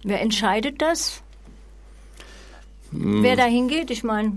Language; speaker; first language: German; native; German